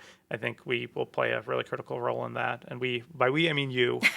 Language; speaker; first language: English; native; English